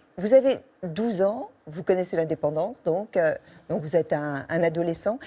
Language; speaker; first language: French; native; French